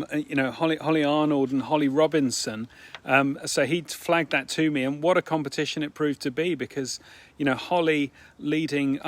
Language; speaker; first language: English; native; English